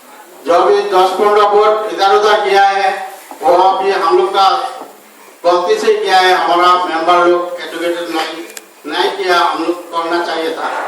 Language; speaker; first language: Hindi; non-native, local second language; Mizo